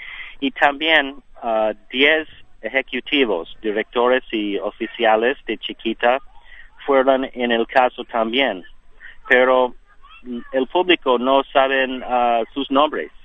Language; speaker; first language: Spanish; non-native, learner; English